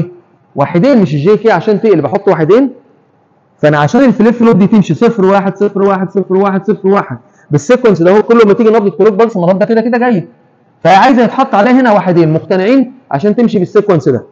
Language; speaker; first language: Arabic; native; Arabic